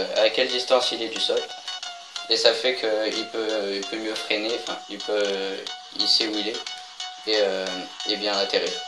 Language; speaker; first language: French; native; French